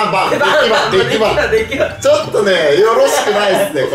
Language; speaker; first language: Japanese; native; Japanese